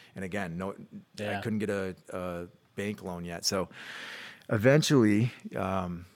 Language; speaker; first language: English; native; English